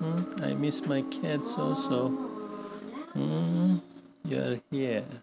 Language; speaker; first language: English; non-native, learner; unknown